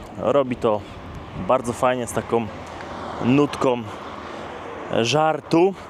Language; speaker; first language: Polish; native; Polish